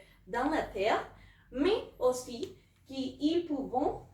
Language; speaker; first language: French; non-native, learner; Spanish